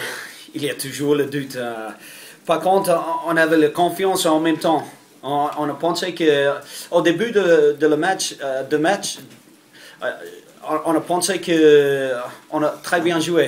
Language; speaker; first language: French; non-native, fluent; English